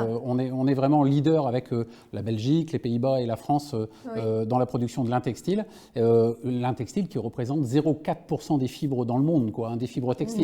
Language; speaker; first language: French; native; French